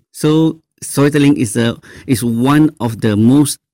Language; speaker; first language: English; non-native, local second language; Chinese